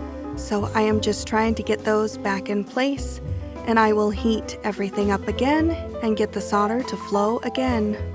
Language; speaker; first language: English; native; English